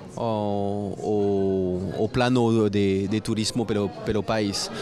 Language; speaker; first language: Portuguese; non-native, fluent; French